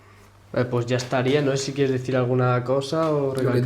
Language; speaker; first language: Spanish; native; Spanish